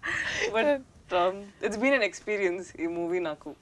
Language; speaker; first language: Telugu; non-native, learner; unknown